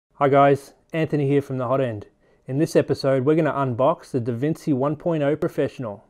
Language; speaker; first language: English; native; English